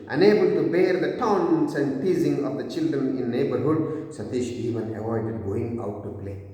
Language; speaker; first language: English; non-native, local second language; Kannada